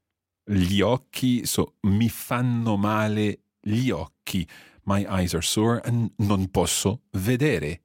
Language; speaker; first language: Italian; non-native, fluent; English